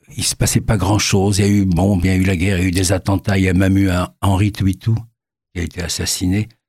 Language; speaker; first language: French; native; French